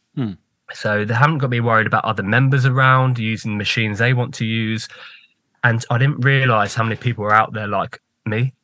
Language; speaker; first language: English; native; English